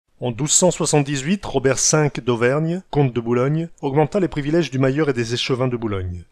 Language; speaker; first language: French; native; French